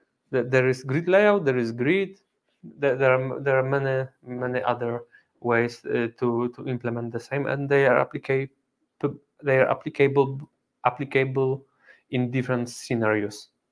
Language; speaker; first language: English; non-native, fluent; Polish